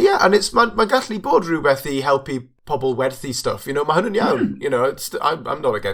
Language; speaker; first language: Welsh; non-native, local second language; English